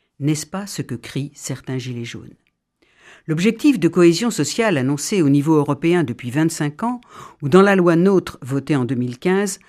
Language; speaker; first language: French; native; French